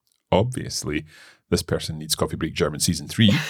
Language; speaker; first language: English; native; English